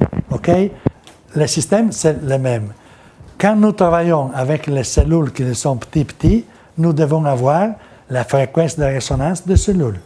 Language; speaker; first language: French; non-native, learner; Italian